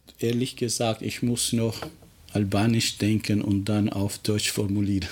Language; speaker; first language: German; non-native, fluent; Albanian